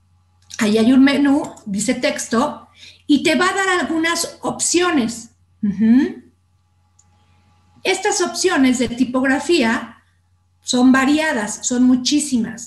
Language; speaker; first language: Spanish; native; Spanish